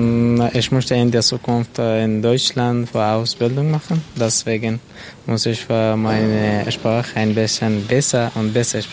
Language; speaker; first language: German; non-native, learner; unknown